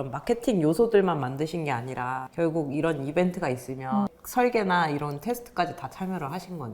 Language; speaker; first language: Korean; native; Korean